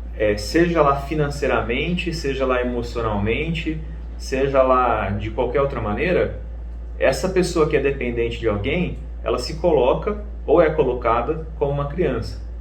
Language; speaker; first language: Portuguese; native; Portuguese